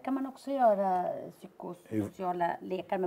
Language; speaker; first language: Swedish; native; Swedish